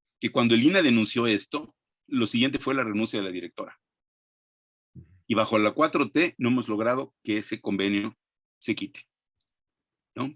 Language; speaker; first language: Spanish; native; Spanish